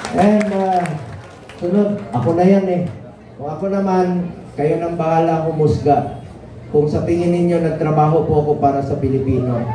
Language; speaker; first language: Filipino; non-native, local second language; Cebuano